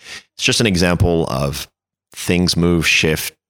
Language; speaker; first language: English; non-native, fluent; French